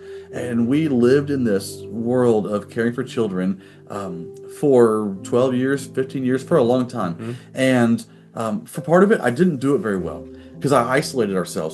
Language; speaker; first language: English; native; English